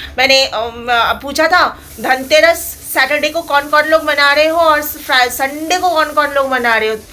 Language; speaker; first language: Hindi; non-native, local second language; Bangla